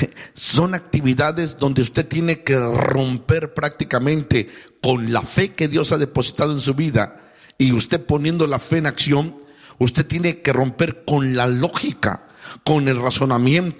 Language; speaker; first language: Spanish; native; Spanish